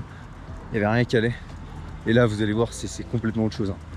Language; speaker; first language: French; native; French